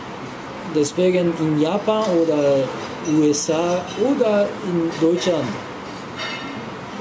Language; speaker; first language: German; non-native, learner; Japanese